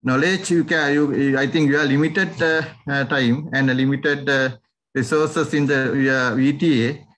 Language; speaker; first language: English; non-native, local second language; Sinhala